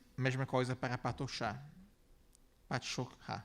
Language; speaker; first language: Portuguese; non-native, fluent; Italian